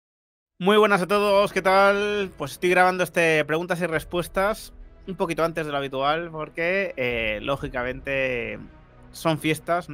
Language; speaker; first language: Spanish; native; Spanish